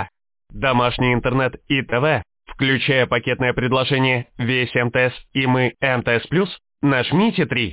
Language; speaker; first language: Russian; native; Russian